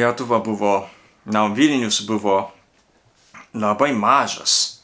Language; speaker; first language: Lithuanian; non-native, learner; Japanese